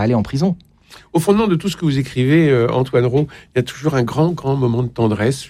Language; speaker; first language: French; native; French